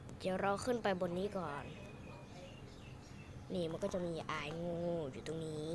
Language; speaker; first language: Thai; native; Thai